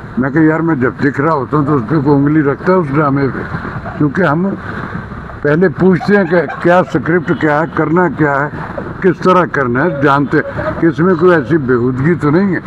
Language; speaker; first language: Urdu; non-native, local second language; Punjabi